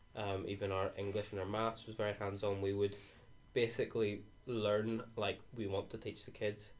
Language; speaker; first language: English; native; English